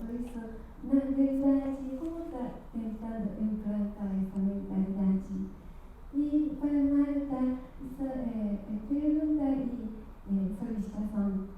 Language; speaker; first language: Portuguese; non-native, learner; Japanese